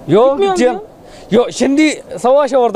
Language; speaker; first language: Turkish; non-native, learner; Arabic